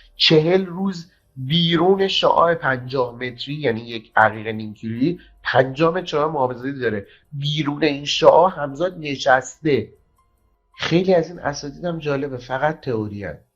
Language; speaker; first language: Persian; native; Persian